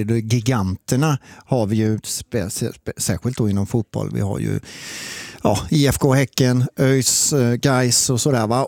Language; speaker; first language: Swedish; native; Swedish